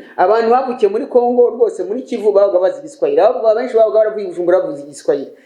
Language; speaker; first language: Kinyarwanda; native; Kinyarwanda